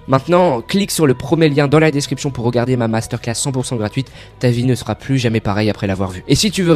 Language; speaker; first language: French; native; French